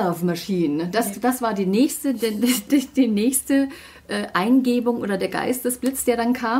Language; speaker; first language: German; native; German